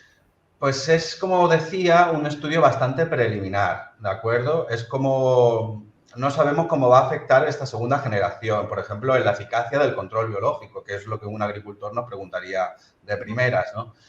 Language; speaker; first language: Spanish; native; Spanish